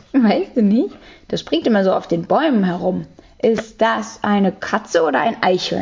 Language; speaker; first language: German; native; German